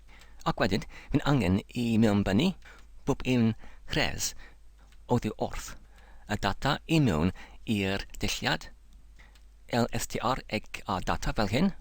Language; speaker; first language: Welsh; non-native, learner; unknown